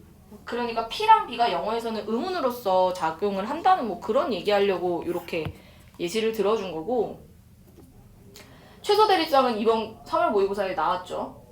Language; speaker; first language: Korean; native; Korean